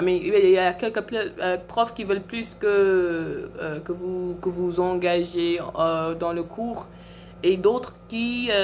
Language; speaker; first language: French; non-native, fluent; English